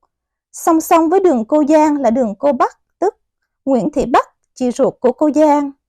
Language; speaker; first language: Vietnamese; native; Vietnamese